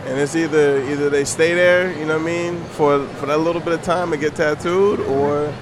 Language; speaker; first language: English; native; English